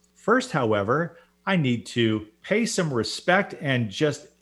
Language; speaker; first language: English; native; English